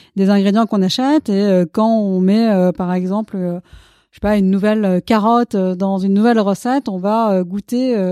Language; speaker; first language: French; non-native, fluent; Malayalam